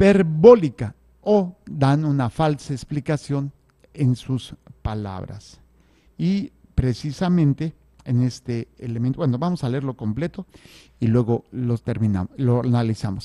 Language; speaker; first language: Spanish; native; Spanish